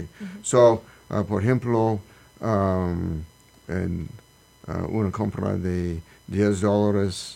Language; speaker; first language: Spanish; non-native, learner; English